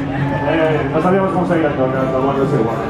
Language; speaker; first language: Spanish; native; Spanish